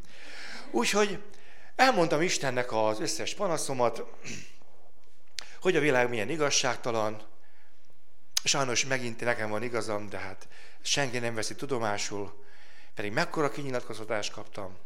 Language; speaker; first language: Hungarian; native; Hungarian